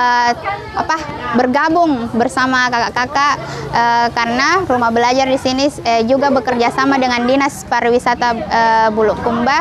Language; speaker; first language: Indonesian; native; Indonesian